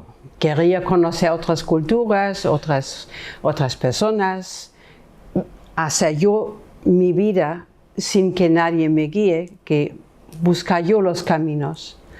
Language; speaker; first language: Spanish; non-native, fluent; German